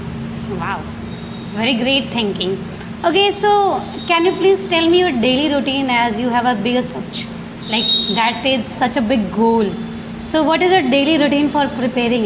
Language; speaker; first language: English; non-native, learner; Hindi